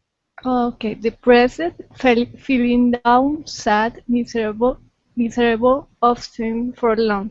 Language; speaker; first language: English; non-native, learner; Spanish